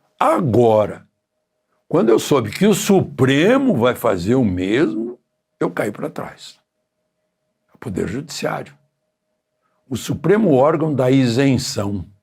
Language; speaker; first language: Portuguese; native; Portuguese